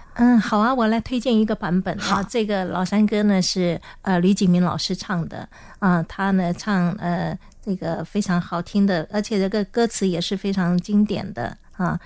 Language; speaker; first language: Chinese; non-native, local second language; Hakka Chinese